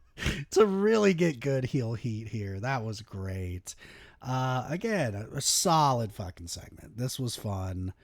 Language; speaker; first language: English; native; English